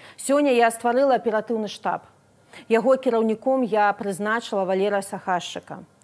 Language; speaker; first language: Belarusian; non-native, local second language; Russian